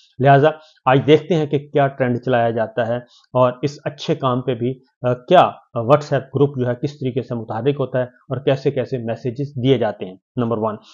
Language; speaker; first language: Urdu; native; Urdu